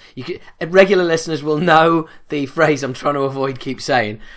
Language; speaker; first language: English; native; English